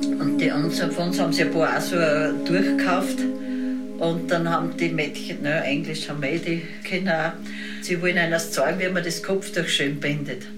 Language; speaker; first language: German; native; German